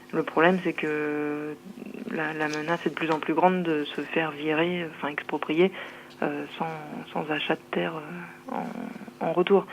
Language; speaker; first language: French; native; French